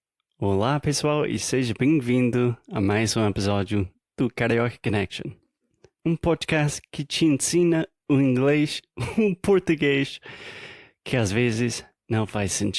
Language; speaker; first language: Portuguese; non-native, fluent; English